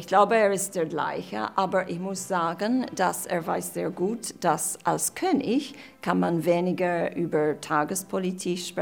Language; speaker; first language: German; non-native, fluent; English